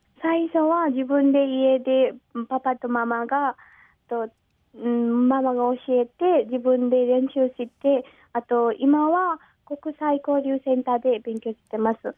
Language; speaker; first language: Japanese; non-native, learner; Nepali